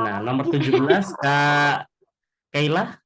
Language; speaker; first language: Indonesian; native; Indonesian